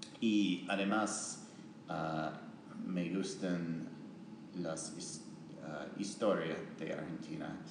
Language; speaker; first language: Spanish; non-native, learner; English